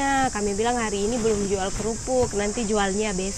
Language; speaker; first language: Indonesian; native; Indonesian